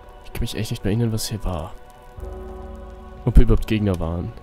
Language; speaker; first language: German; native; German